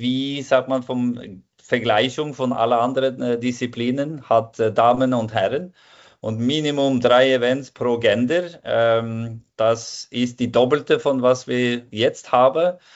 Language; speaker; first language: German; non-native, fluent; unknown